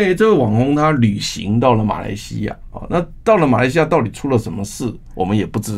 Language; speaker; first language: Chinese; native; Chinese